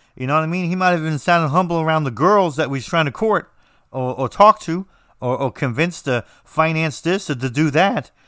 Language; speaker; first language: English; native; English